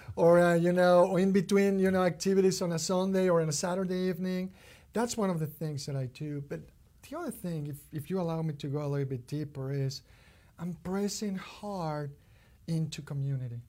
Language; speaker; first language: English; non-native, fluent; Spanish